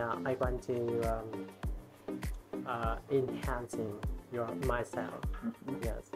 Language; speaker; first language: English; non-native, learner; Vietnamese